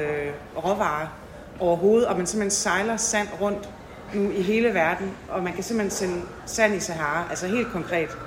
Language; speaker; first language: Danish; native; Danish